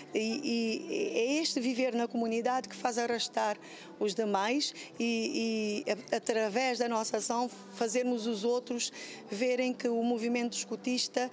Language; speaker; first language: Portuguese; non-native, local second language; Kabuverdianu